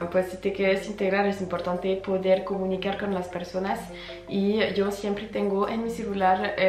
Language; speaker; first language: Spanish; non-native, fluent; French